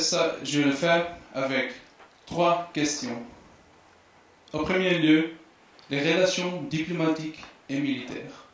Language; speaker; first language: French; non-native, fluent; Dutch